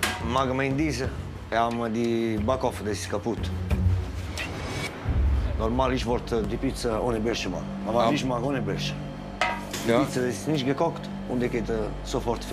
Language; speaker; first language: German; non-native, learner; Italian